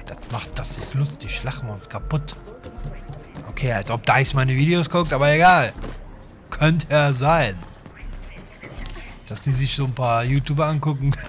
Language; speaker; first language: German; native; German